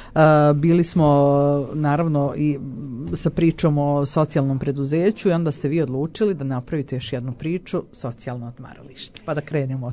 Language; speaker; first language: Croatian; native; Croatian